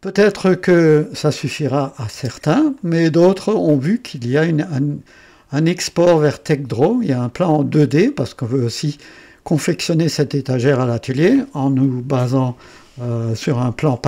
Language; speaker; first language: French; native; French